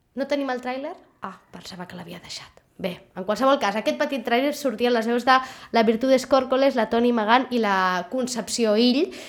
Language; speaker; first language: Catalan; native; Catalan